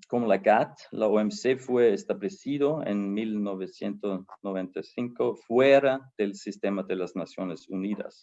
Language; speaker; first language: Spanish; non-native, fluent; German